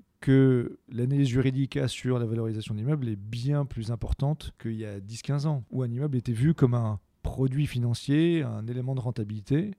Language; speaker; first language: French; native; French